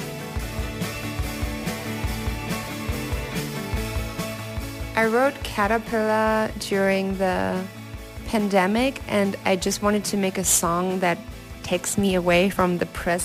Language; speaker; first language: English; non-native, fluent; German